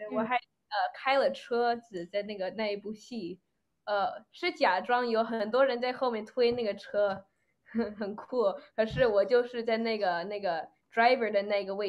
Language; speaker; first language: Chinese; early bilingual, other home language; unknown